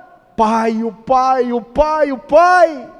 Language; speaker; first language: Portuguese; native; Portuguese